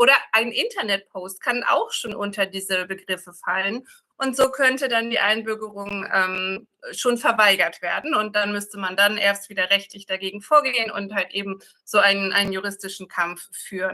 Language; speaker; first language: German; native; German